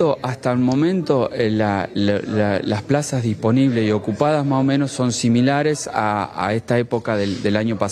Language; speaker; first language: Spanish; native; Spanish